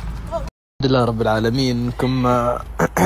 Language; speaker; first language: Arabic; native; Arabic